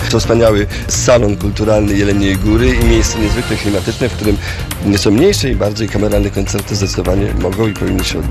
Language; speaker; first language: Polish; native; Polish